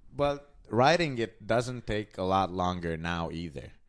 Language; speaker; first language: English; non-native, fluent; Hungarian